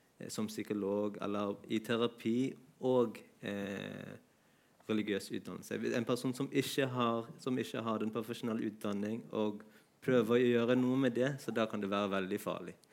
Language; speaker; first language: Norwegian; non-native, fluent; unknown